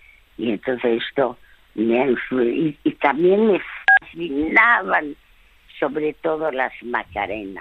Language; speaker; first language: Spanish; early bilingual, other home language; French